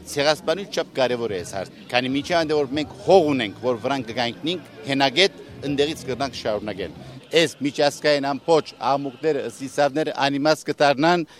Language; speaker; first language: Armenian; early bilingual, heritage; Armenian